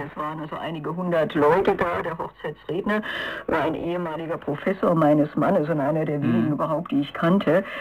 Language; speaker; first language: German; native; German